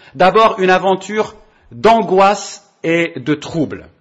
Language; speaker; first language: French; non-native, local second language; Arabic